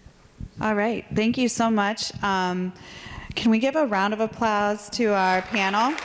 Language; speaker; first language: English; native; English